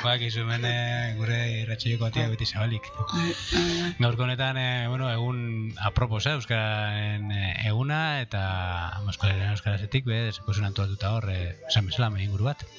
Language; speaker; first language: Basque; native; Basque